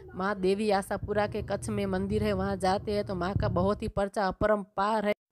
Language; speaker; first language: Hindi; non-native, local second language; Gujarati